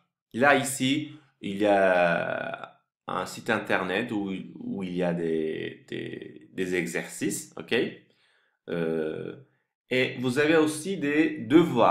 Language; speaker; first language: French; non-native, fluent; Turkish